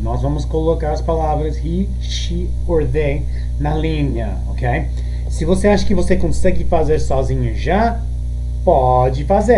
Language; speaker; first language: Portuguese; non-native, fluent; English